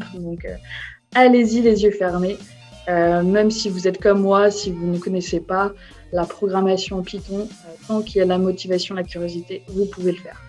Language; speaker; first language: French; native; French